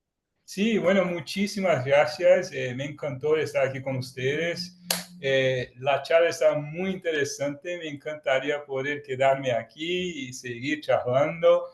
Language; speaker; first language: Spanish; non-native, fluent; Portuguese